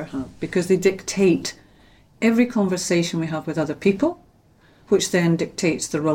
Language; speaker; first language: English; native; English